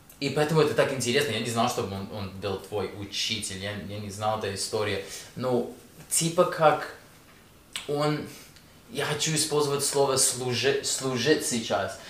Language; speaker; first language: Russian; early bilingual, heritage; Russian